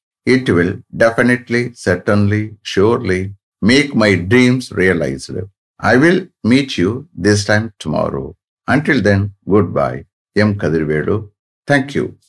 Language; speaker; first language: English; non-native, local second language; Tamil